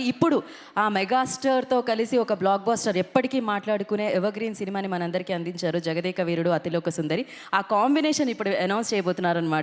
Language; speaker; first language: Telugu; native; Telugu